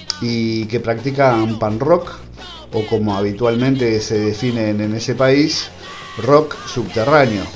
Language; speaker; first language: Spanish; native; Spanish